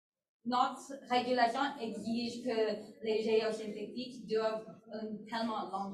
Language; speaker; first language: French; non-native, learner; English